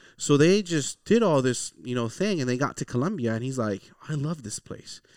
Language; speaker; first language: English; early bilingual, other home language; Spanish